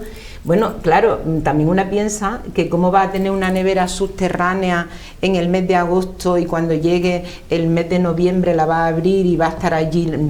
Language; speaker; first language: Spanish; native; Spanish